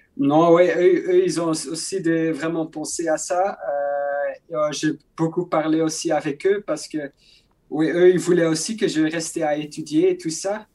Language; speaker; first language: French; non-native, local second language; Dutch